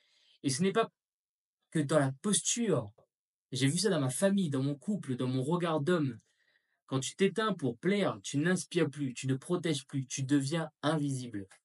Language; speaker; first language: French; native; French